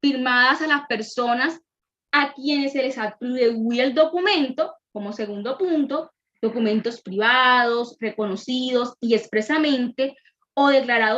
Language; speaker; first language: Spanish; native; Spanish